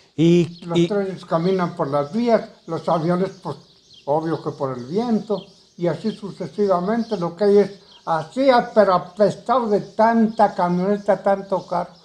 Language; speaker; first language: Spanish; native; Spanish